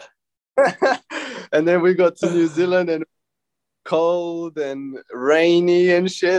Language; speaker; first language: English; early bilingual, other home language; Romanian